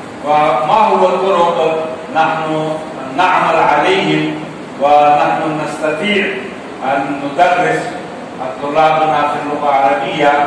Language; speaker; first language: Arabic; non-native, learner; Urdu